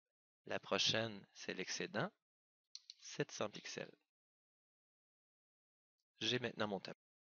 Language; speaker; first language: French; native; French